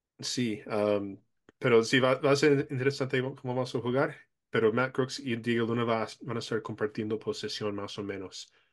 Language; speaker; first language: Spanish; non-native, fluent; English